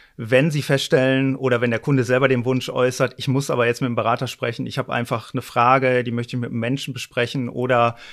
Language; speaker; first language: German; native; German